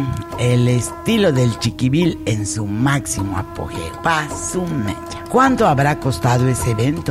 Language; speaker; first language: Spanish; native; Spanish